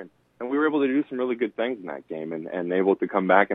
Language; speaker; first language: English; native; English